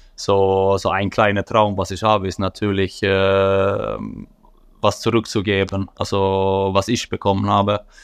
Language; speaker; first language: German; non-native, fluent; Swedish